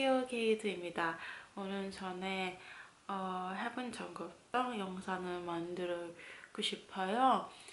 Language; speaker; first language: Korean; non-native, fluent; Cantonese